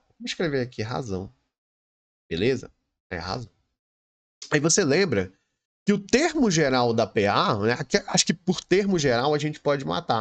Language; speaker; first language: Portuguese; native; Portuguese